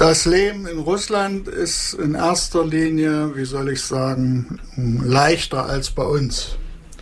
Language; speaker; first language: German; native; German